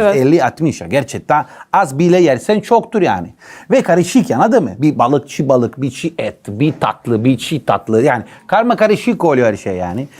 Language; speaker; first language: Turkish; non-native, fluent; Italian